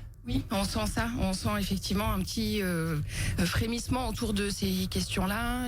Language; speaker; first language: French; native; French